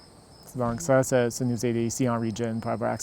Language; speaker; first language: French; non-native, local second language; English